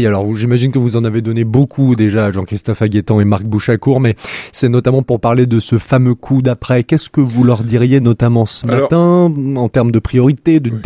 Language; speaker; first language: French; native; French